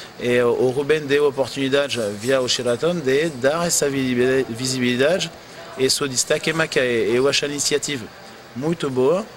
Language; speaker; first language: Portuguese; non-native, fluent; French